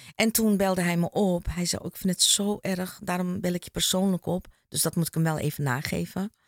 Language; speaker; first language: Dutch; early bilingual, other home language; Turkish